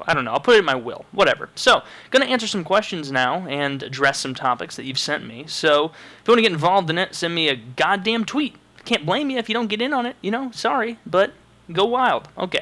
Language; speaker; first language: English; native; English